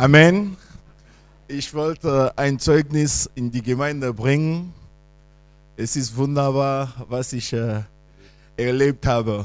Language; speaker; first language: German; non-native, fluent; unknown